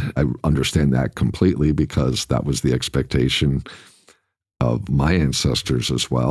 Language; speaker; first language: English; native; English